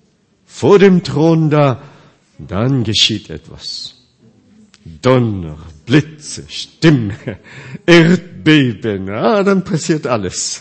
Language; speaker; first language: German; non-native, fluent; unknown